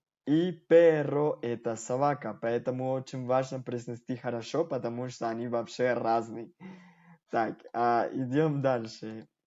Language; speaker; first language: Russian; non-native, fluent; Spanish